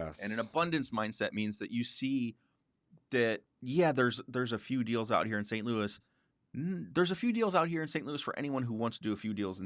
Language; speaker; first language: English; native; English